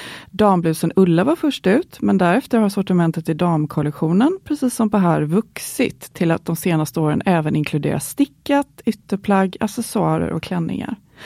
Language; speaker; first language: Swedish; native; Swedish